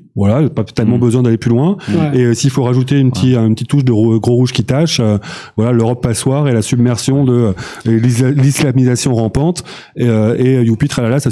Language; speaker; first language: French; native; French